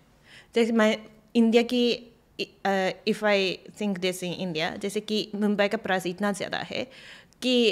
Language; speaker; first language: Hindi; non-native, fluent; Japanese